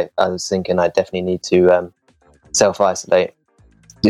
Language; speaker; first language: English; native; English